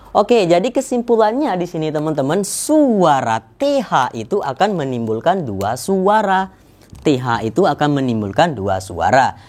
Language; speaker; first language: Indonesian; native; Indonesian